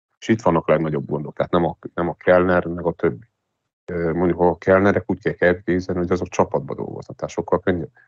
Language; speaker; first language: Hungarian; native; Hungarian